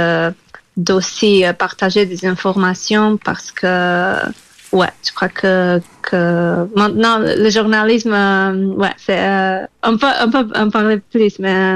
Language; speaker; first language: French; non-native, fluent; Portuguese